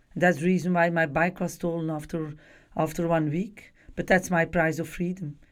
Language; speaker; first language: English; non-native, fluent; Dutch